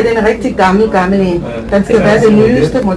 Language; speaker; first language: Danish; non-native, fluent; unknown